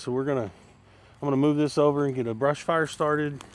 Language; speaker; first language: English; native; English